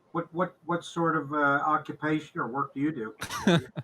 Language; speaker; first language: English; native; English